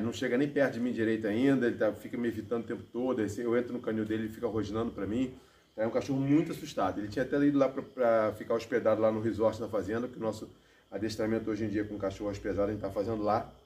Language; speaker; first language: Portuguese; native; Portuguese